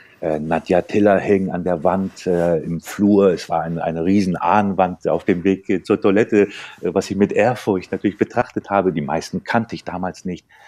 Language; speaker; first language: German; early bilingual, other home language; Turkish